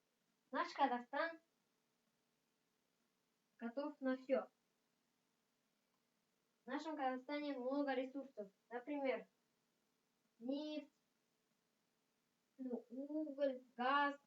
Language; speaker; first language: Russian; non-native, local second language; Kazakh